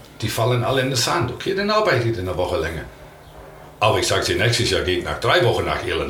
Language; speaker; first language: German; non-native, learner; English